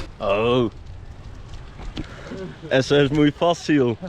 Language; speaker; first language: Spanish; non-native, learner; Dutch